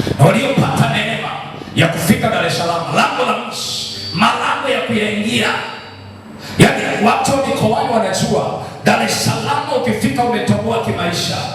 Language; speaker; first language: Swahili; native; Swahili